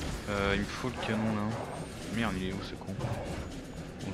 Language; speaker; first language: French; native; French